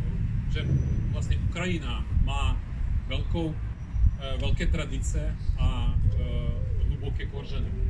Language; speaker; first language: Czech; non-native, fluent; Ukrainian